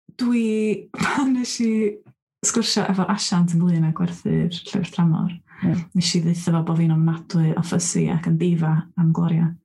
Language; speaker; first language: Welsh; native; Welsh